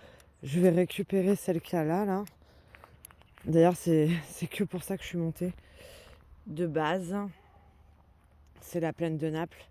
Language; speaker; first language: French; native; French